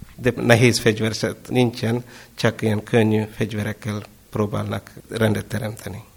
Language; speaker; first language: Hungarian; non-native, fluent; Kannada